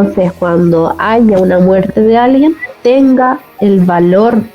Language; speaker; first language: Spanish; native; Spanish